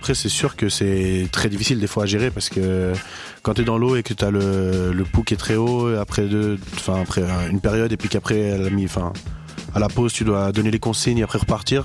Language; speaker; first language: French; native; French